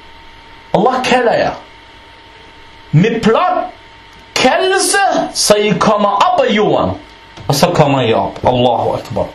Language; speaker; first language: Danish; non-native, fluent; Arabic